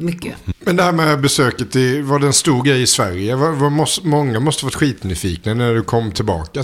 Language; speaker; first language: Swedish; native; Swedish